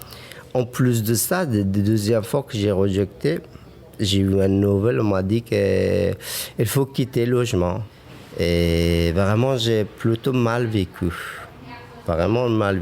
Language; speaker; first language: French; non-native, fluent; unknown